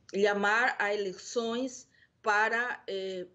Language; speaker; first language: Portuguese; non-native, learner; Spanish